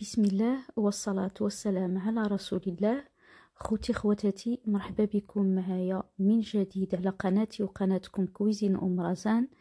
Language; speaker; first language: Arabic; native; Arabic